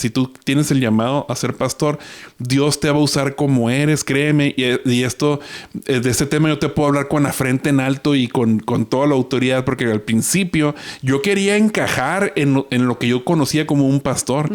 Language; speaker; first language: Spanish; native; Spanish